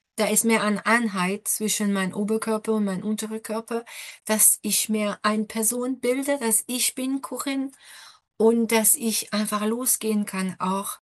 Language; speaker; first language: German; non-native, fluent; French